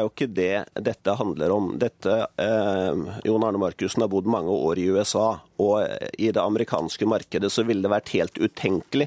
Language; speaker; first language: Norwegian; native; Norwegian